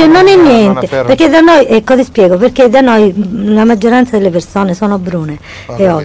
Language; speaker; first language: Italian; native; Italian